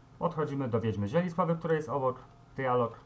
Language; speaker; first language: Polish; native; Polish